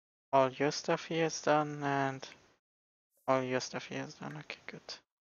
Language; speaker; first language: English; non-native, fluent; German